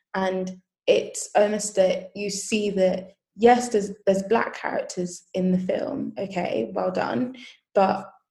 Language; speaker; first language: English; native; English